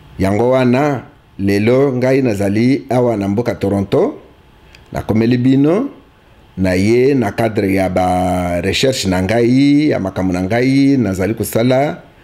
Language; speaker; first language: Lingala; native; Lingala